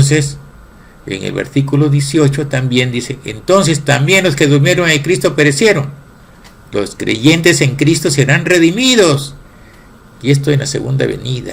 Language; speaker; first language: Spanish; native; Spanish